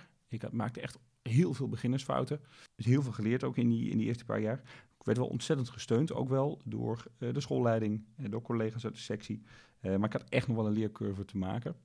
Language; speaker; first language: Dutch; native; Dutch